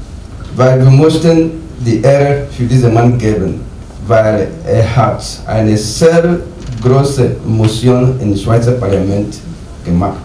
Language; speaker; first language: German; non-native, learner; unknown